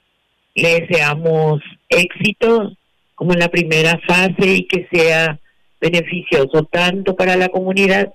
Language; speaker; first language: Spanish; native; Spanish